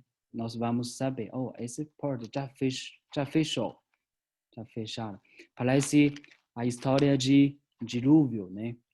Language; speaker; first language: Portuguese; non-native, learner; Chinese